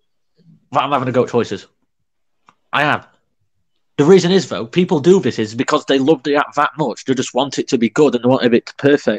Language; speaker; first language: English; native; English